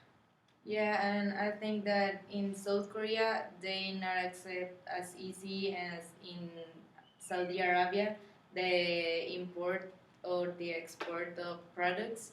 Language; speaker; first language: English; non-native, learner; Spanish